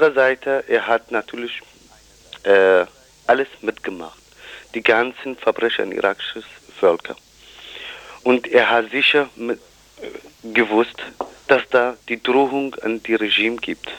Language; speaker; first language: German; non-native, fluent; Kurdish